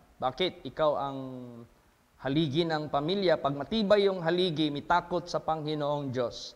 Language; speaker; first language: Filipino; native; Filipino